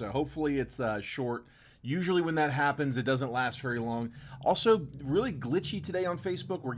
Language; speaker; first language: English; native; English